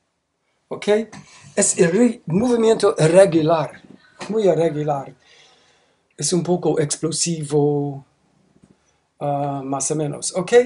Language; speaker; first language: Spanish; non-native, learner; English